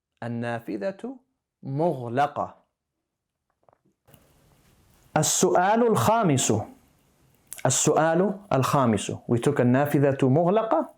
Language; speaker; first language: Arabic; non-native, fluent; English